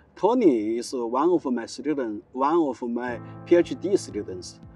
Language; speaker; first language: English; non-native, learner; Chinese